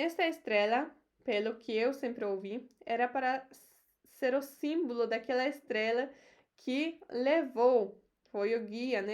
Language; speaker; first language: Portuguese; non-native, fluent; Polish